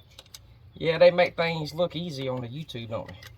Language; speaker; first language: English; native; English